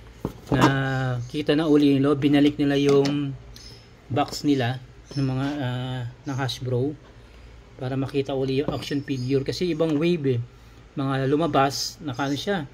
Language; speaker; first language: Filipino; native; Filipino